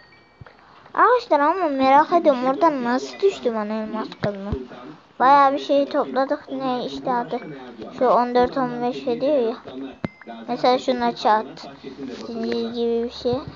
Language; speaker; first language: Turkish; native; Turkish